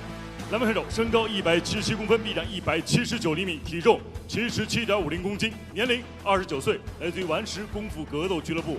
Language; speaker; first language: Chinese; native; Chinese